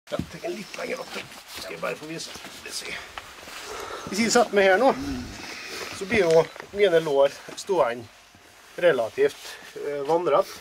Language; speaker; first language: Norwegian; native; Norwegian